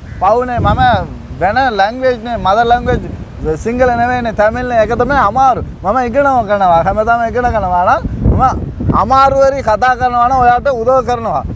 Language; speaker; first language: Sinhala; non-native, local second language; Tamil